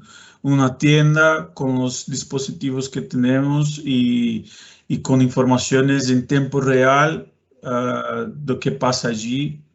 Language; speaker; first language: Spanish; non-native, fluent; Portuguese